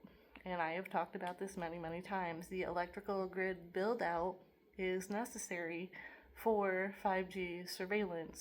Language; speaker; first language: English; native; English